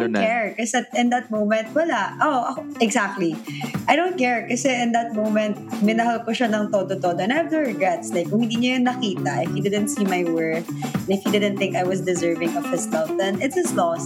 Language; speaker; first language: English; non-native, local second language; Filipino